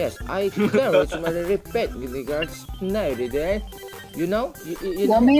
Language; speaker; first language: English; non-native, learner; Indonesian